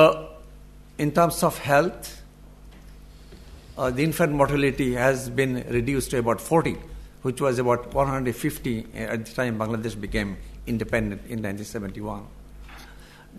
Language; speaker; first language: English; non-native, local second language; Bangla